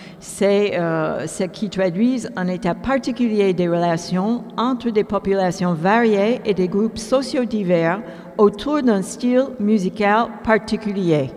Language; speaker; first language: French; non-native, fluent; English